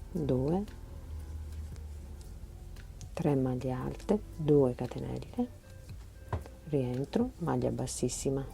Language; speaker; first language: Italian; native; Italian